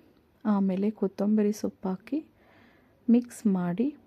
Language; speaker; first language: Kannada; native; Kannada